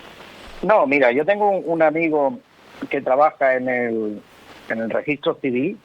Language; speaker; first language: Spanish; native; Spanish